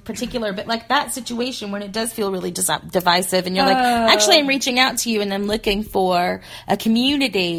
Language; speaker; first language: English; native; English